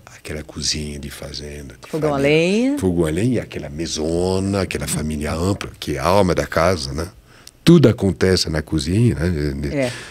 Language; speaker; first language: Portuguese; non-native, fluent; French